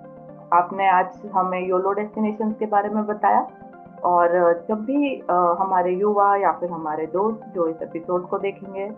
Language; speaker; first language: Hindi; native; Hindi